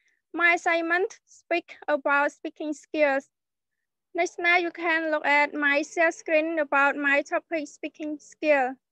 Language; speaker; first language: English; non-native, learner; Khmer